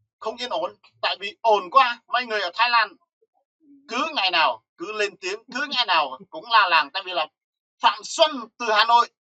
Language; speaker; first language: Vietnamese; non-native, local second language; Jarai